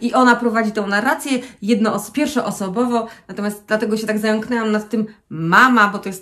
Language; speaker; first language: Polish; native; Polish